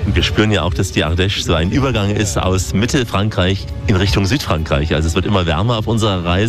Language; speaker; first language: German; native; German